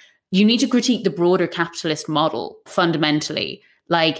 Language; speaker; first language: English; native; English